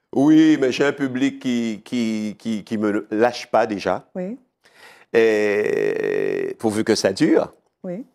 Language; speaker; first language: French; native; French